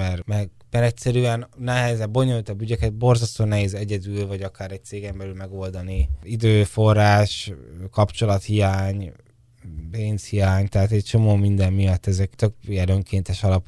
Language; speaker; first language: Hungarian; native; Hungarian